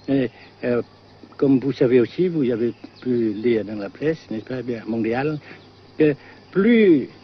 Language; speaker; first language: French; non-native, fluent; Vietnamese